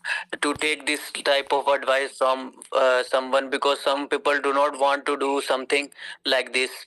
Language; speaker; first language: English; non-native, learner; Urdu